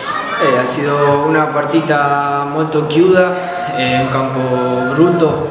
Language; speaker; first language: Italian; non-native, learner; Spanish